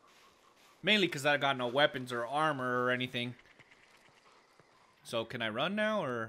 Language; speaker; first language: English; native; English